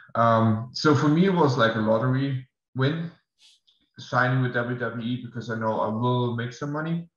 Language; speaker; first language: English; non-native, fluent; German